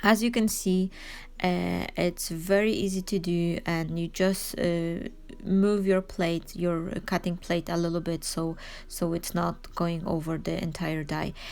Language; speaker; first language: English; non-native, fluent; Polish